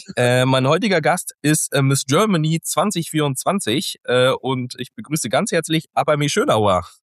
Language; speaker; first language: German; early bilingual, other home language; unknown